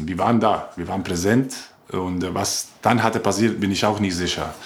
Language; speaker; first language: German; non-native, learner; Croatian